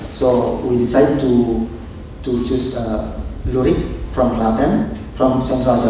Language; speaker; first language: English; non-native, local second language; Indonesian